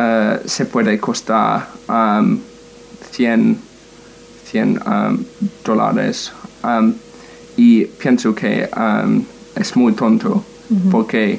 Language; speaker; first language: Spanish; non-native, learner; English